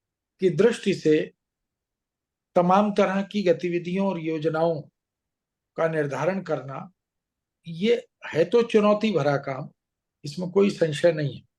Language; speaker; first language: Hindi; native; Hindi